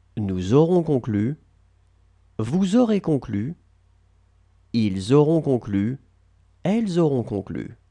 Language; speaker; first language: French; native; French